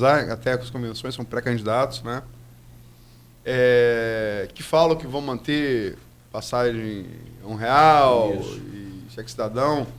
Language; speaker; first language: Portuguese; native; Portuguese